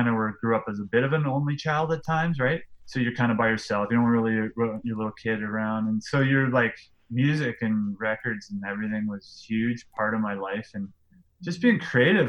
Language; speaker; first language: English; native; English